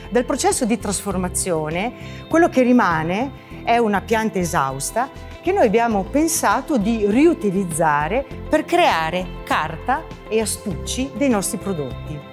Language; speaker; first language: Italian; native; Italian